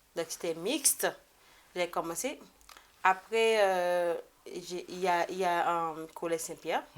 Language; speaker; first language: French; non-native, local second language; Haitian Creole